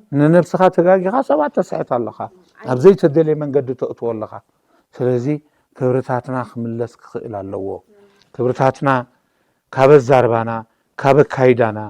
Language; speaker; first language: Tigrinya; native; Tigrinya